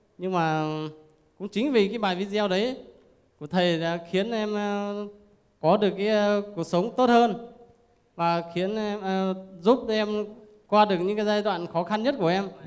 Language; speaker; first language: Vietnamese; non-native, local second language; Iu Mien